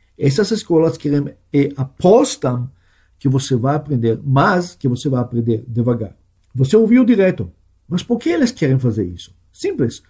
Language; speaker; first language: Portuguese; non-native, fluent; Hebrew